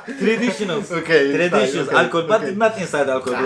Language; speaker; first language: English; non-native, learner; Turkish